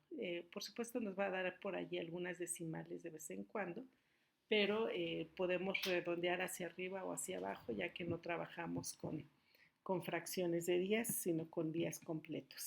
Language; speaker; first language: Spanish; native; Spanish